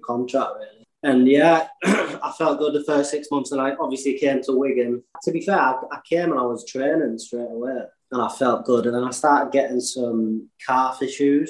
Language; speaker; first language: English; native; English